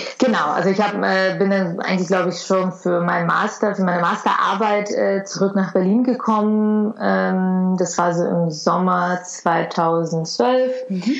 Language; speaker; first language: German; early bilingual, other home language; Russian